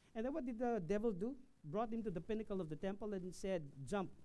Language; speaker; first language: English; non-native, local second language; Filipino